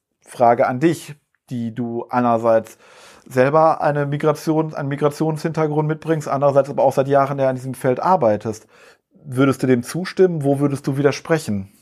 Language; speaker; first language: German; native; German